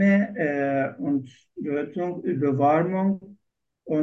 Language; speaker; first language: German; non-native, learner; Turkish